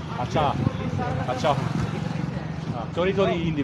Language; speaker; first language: Hindi; non-native, learner; Italian